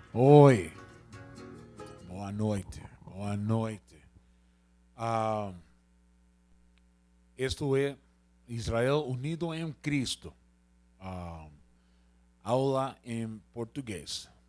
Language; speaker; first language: Portuguese; non-native, learner; Spanish